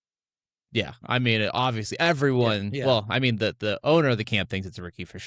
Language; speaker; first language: English; native; English